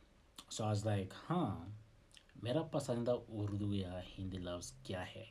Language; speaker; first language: Hindi; non-native, learner; English